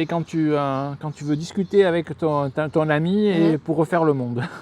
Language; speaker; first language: French; native; French